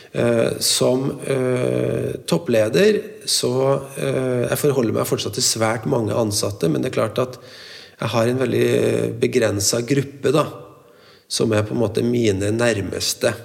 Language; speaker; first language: Norwegian; native; Norwegian